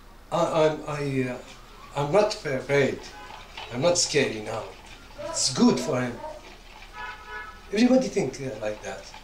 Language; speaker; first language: English; non-native, learner; Arabic